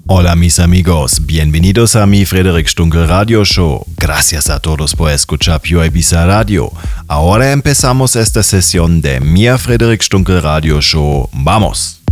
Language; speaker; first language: English; non-native, fluent; German